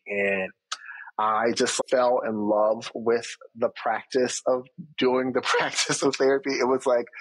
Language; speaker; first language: English; native; English